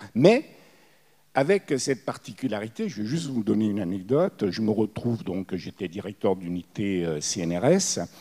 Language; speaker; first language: French; early bilingual, other home language; Italian